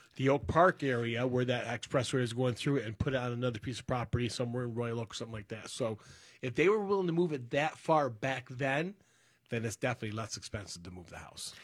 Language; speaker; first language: English; native; English